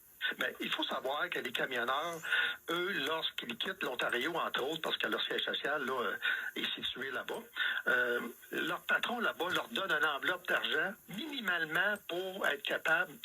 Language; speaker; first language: French; native; French